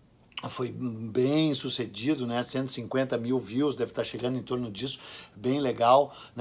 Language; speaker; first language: Portuguese; native; Portuguese